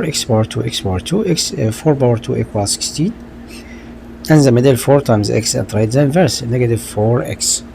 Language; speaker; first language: English; non-native, local second language; Arabic